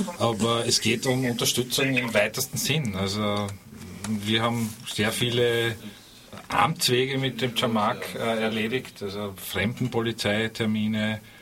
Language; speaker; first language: German; native; German